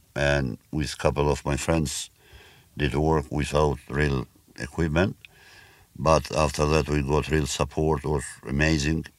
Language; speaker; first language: English; non-native, learner; Albanian